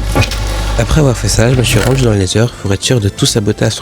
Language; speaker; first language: French; native; French